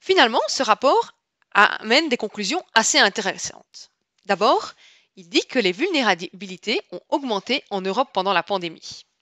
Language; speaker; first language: French; native; French